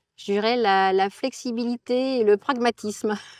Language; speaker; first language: French; native; French